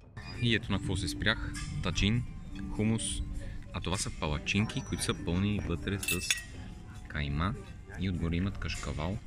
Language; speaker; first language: Bulgarian; native; Bulgarian